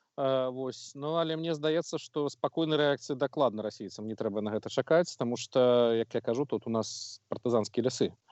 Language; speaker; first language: Belarusian; non-native, local second language; Russian